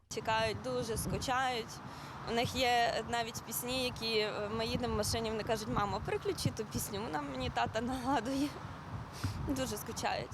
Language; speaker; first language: Ukrainian; native; Ukrainian